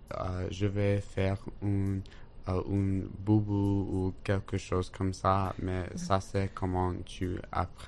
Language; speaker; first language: French; non-native, learner; English